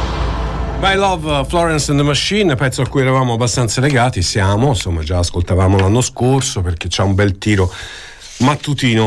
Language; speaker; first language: Italian; native; Italian